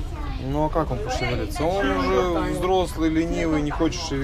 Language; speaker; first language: Russian; native; Russian